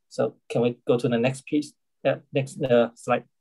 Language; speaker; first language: English; non-native, learner; Chinese